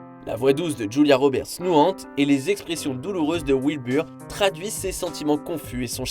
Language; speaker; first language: French; native; French